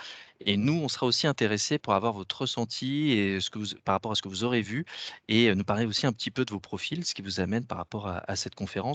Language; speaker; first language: French; native; French